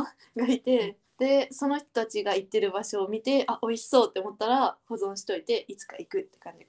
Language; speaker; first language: Japanese; native; Japanese